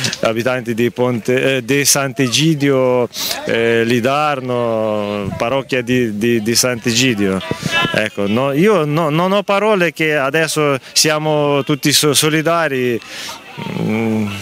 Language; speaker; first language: Italian; non-native, learner; Ukrainian